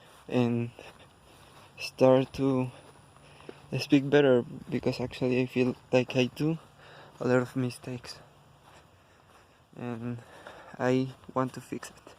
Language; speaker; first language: English; non-native, learner; Spanish